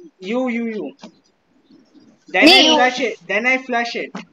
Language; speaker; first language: English; non-native, local second language; Hindi